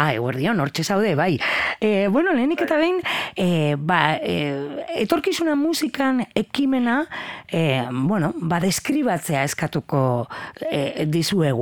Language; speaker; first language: Basque; native; Basque